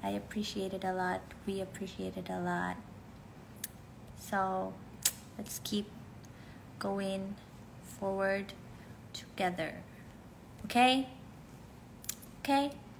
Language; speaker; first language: English; non-native, local second language; Filipino